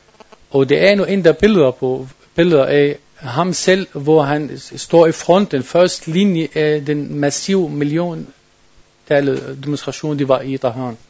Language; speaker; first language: Danish; non-native, learner; Arabic